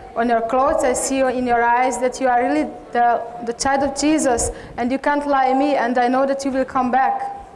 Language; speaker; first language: English; non-native, learner; Hungarian